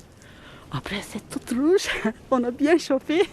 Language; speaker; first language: French; non-native, learner; Turkish